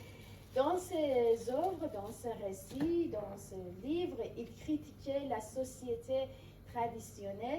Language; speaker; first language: French; non-native, fluent; Persian